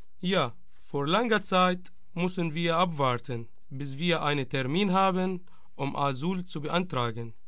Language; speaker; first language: German; non-native, learner; Arabic